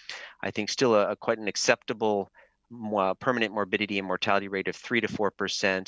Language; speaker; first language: English; native; English